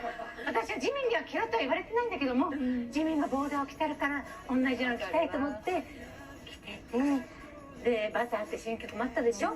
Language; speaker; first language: Japanese; native; Japanese